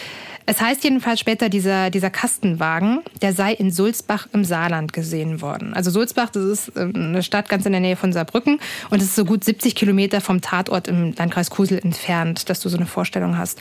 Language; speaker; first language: German; native; German